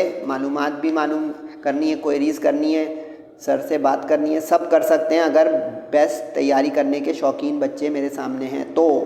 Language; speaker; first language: Urdu; native; Urdu